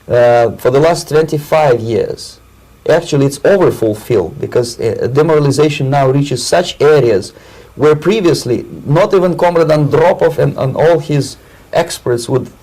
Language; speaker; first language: English; non-native, fluent; Russian